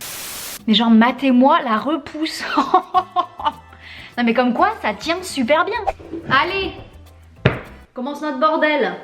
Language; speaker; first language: French; native; French